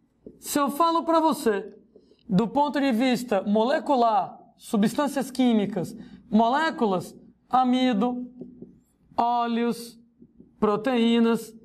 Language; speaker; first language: Portuguese; native; Portuguese